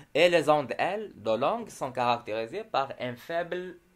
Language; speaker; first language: French; non-native, local second language; Arabic